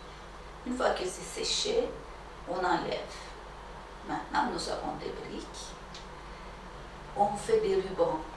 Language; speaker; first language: French; non-native, fluent; Turkish